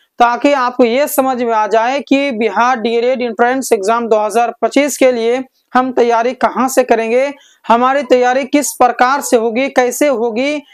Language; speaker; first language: Hindi; native; Hindi